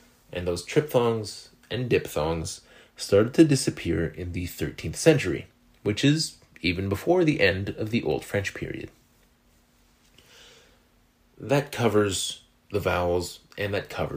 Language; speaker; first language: English; non-native, fluent; French